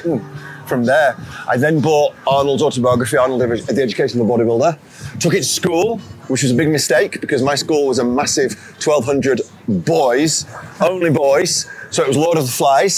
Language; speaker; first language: English; native; English